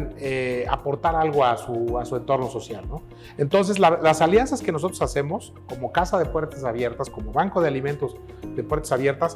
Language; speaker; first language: Spanish; native; Spanish